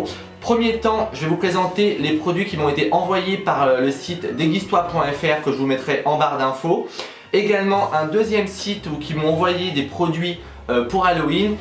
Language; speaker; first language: French; native; French